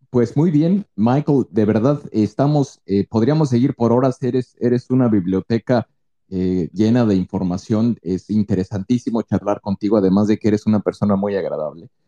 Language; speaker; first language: Spanish; native; Spanish